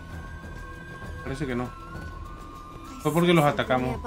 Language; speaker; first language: Spanish; native; Spanish